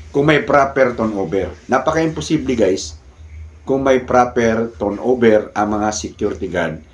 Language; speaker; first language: Filipino; non-native, local second language; Cebuano